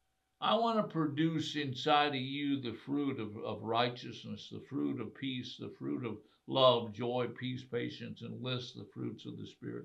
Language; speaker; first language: English; native; English